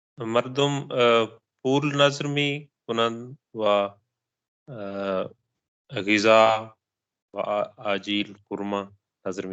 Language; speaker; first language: Persian; non-native, learner; Urdu